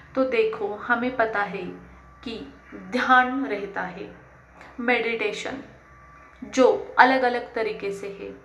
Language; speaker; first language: Hindi; non-native, local second language; Marathi